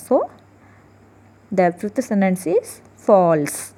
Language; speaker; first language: English; non-native, local second language; Tamil